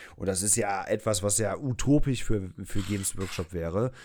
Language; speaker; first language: German; non-native, fluent; English